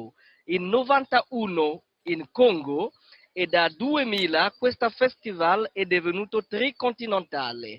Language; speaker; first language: Italian; non-native, fluent; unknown